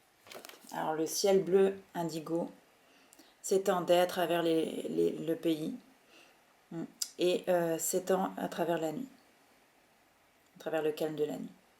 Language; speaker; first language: French; native; French